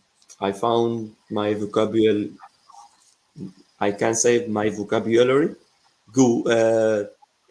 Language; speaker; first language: English; non-native, fluent; Arabic